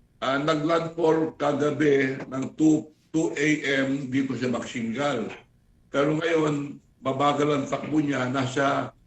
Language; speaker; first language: Filipino; non-native, local second language; Iloko